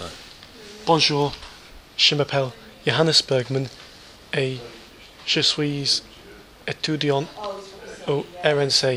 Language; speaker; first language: French; non-native, learner; English